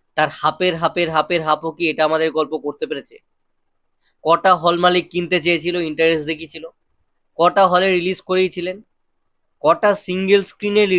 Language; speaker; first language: Bangla; native; Bangla